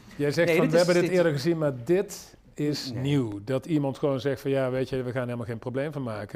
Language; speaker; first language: Dutch; native; Dutch